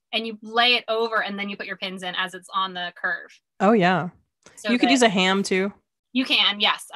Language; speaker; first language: English; native; English